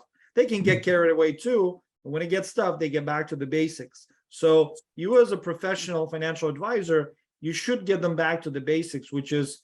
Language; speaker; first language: English; non-native, fluent; Russian